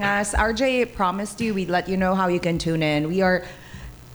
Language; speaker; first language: English; non-native, local second language; Cebuano